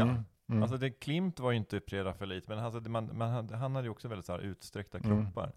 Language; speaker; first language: Swedish; native; Swedish